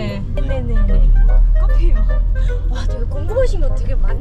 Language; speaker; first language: Korean; non-native, fluent; Vietnamese